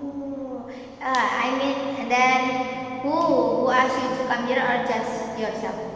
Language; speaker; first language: English; non-native, learner; Indonesian